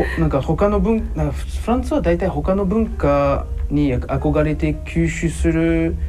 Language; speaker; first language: Japanese; non-native, fluent; French